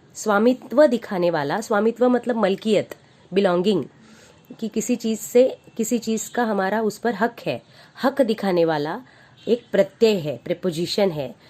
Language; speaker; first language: Hindi; non-native, local second language; Marathi